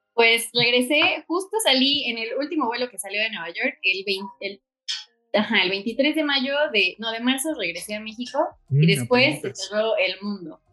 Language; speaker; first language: Spanish; native; Spanish